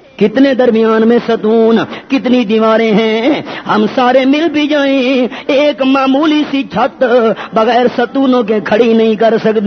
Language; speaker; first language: Urdu; non-native, local second language; Pashto